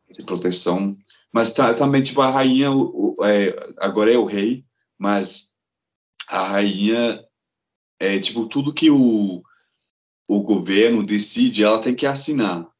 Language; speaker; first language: Portuguese; non-native, fluent; English